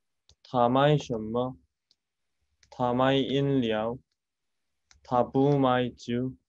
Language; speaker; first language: Chinese; non-native, learner; Korean